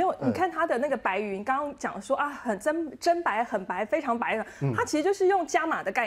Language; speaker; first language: Chinese; native; Chinese